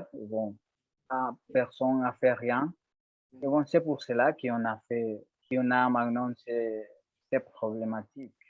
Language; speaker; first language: French; non-native, learner; Spanish